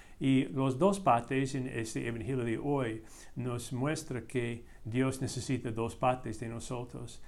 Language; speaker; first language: Spanish; non-native, fluent; English